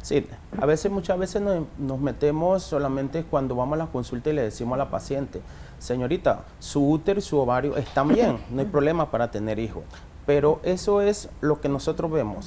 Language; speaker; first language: Spanish; native; Spanish